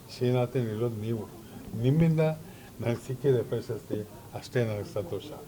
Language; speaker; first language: Kannada; native; Kannada